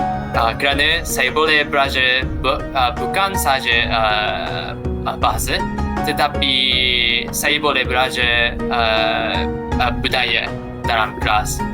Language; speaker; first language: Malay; non-native, learner; Japanese